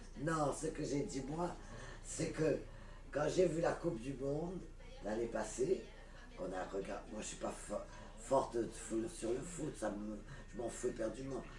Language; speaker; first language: French; native; French